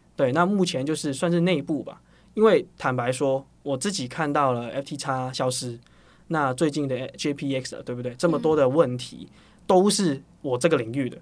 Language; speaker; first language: Chinese; non-native, local second language; Cantonese